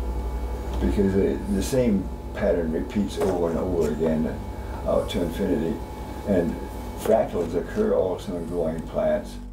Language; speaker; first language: English; native; English